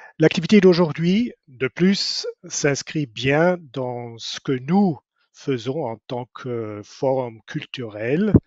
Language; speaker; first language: French; non-native, fluent; German